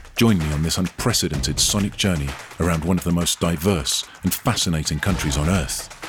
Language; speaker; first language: English; native; English